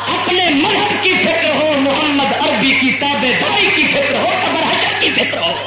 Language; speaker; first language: Urdu; non-native, local second language; Punjabi